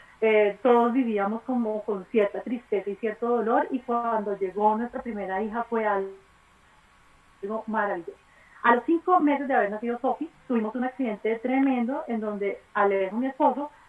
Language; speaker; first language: Spanish; native; Spanish